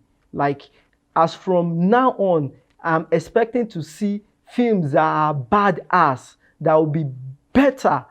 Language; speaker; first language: English; non-native, local second language; Yoruba